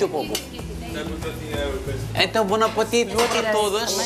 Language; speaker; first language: Portuguese; non-native, fluent; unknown